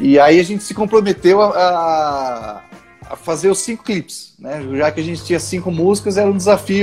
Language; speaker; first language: Portuguese; native; Portuguese